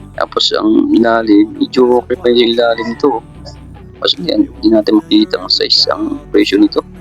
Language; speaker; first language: Filipino; native; Filipino